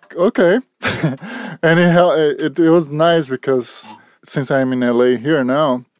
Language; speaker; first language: English; non-native, fluent; Portuguese